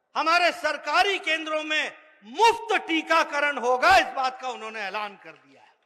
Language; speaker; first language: Hindi; native; Hindi